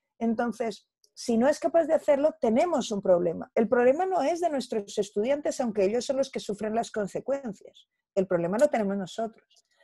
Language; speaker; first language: Spanish; native; Spanish